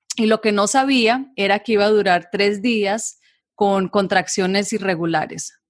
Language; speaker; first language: Spanish; native; Spanish